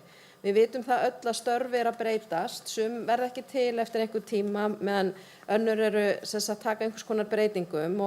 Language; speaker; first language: Icelandic; native; Icelandic